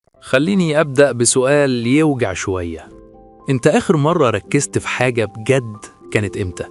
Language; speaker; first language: Arabic; native; Arabic